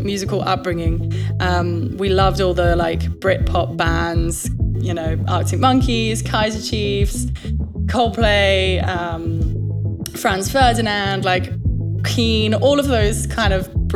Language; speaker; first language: English; native; English